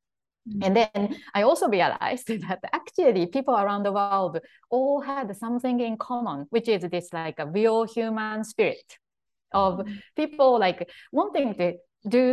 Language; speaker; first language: English; non-native, fluent; Japanese